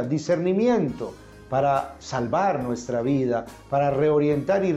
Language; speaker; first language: Spanish; native; Spanish